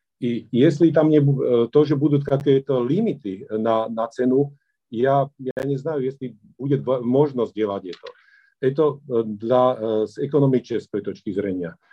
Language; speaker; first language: Russian; non-native, fluent; Slovak